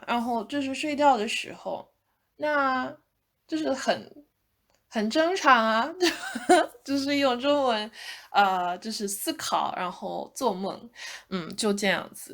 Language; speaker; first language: Chinese; non-native, fluent; English